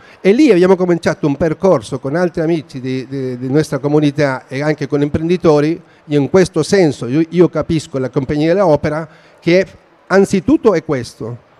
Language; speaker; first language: Italian; non-native, fluent; Spanish